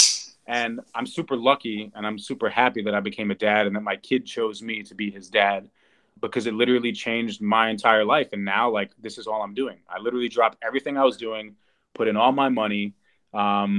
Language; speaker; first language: English; native; English